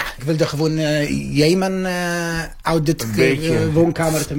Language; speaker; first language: Dutch; non-native, fluent; Arabic